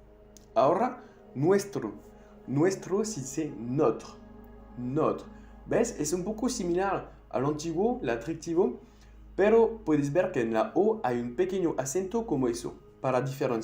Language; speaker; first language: Spanish; non-native, fluent; French